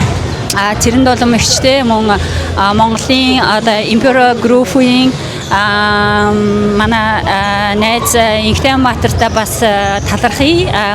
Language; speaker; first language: Mongolian; native; Mongolian